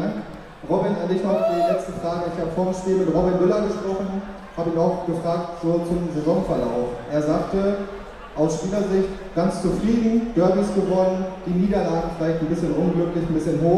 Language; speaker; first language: German; native; German